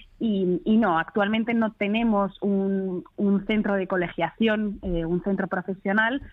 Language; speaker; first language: Spanish; early bilingual, other home language; Arabic